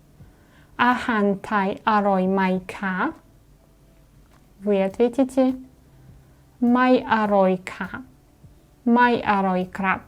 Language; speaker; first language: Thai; non-native, learner; Russian